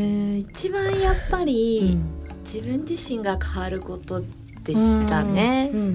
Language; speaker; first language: Japanese; native; Japanese